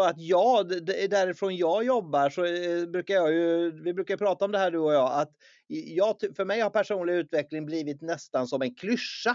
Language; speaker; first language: Swedish; native; Swedish